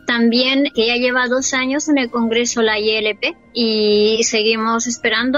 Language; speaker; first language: Spanish; native; Spanish